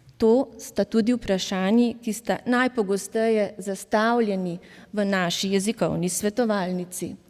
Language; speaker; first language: Slovenian; native; Slovenian